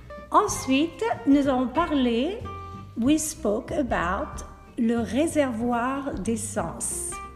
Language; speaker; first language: French; native; French